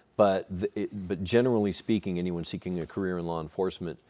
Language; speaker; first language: English; native; English